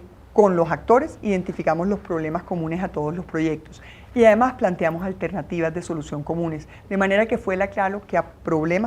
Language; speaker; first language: Spanish; native; Spanish